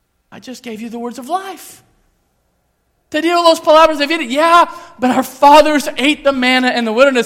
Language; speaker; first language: English; native; English